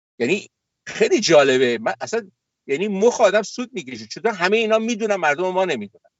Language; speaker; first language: Persian; native; Persian